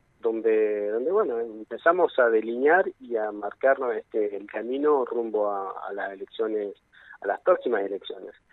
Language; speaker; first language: Spanish; native; Spanish